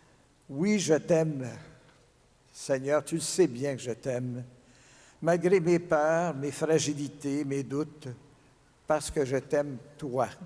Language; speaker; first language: French; native; French